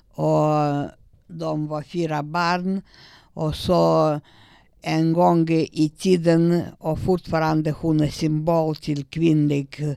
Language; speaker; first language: Swedish; non-native, learner; Russian